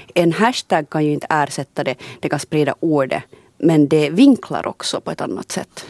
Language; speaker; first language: Swedish; native; Swedish